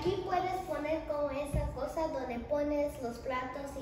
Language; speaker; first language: Spanish; early bilingual, heritage; English